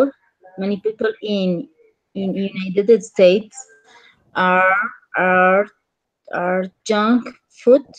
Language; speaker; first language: English; non-native, learner; Spanish